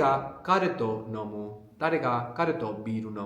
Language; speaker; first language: Japanese; non-native, fluent; English